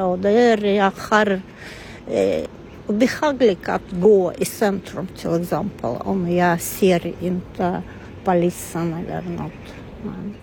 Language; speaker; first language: Swedish; non-native, learner; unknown